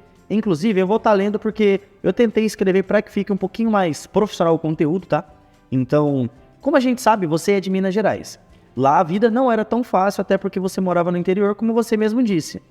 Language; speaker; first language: Portuguese; native; Portuguese